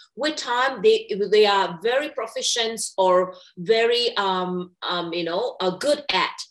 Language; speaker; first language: English; non-native, fluent; Burmese